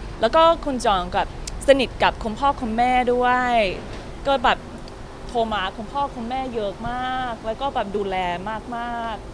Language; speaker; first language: Thai; non-native, learner; English